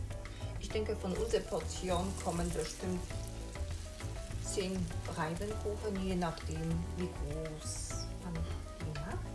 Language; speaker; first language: German; non-native, fluent; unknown